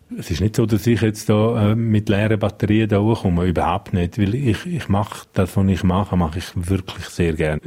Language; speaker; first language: German; non-native, local second language; Romansh